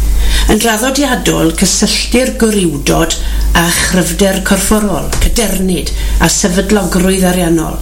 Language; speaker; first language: Welsh; native; Welsh